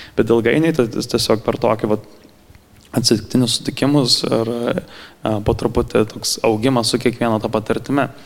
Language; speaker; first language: Lithuanian; early bilingual, heritage; Lithuanian